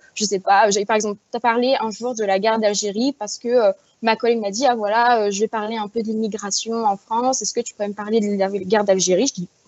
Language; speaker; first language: French; native; French